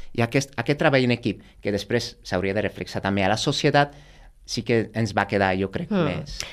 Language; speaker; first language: Catalan; non-native, fluent; Dutch